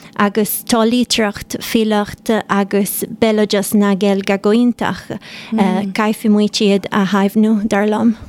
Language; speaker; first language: Irish; non-native, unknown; Italian